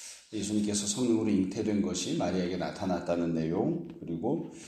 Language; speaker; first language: Korean; native; Korean